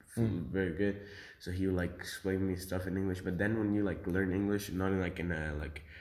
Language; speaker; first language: English; early bilingual, other home language; Spanish